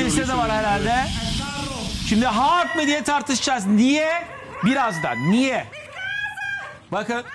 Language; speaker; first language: Turkish; native; Turkish